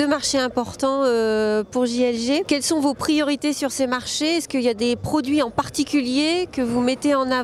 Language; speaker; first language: French; native; French